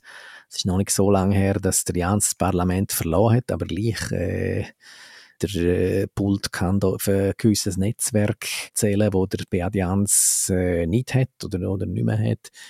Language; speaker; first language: German; native; German